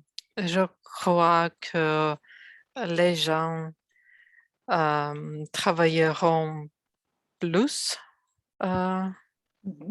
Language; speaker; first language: French; non-native, learner; Russian